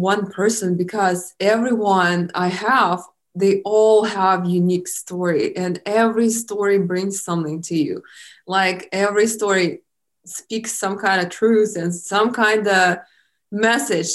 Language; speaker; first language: English; non-native, fluent; Russian